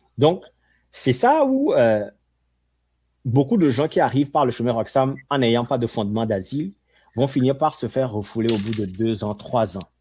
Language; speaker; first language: French; non-native, local second language; Ewe